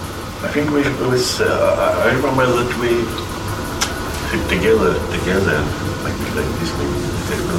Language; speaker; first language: English; non-native, learner; Russian